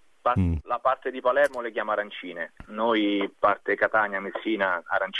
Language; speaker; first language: Italian; native; Italian